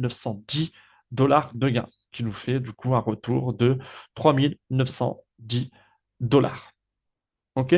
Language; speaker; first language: French; native; French